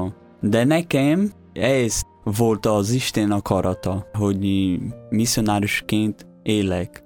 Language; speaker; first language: Hungarian; non-native, fluent; Portuguese